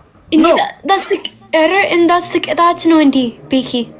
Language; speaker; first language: English; non-native, fluent; Amharic